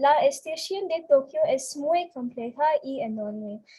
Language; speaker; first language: Spanish; non-native, learner; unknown